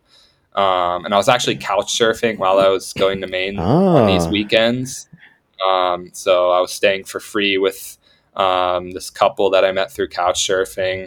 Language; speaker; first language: English; native; English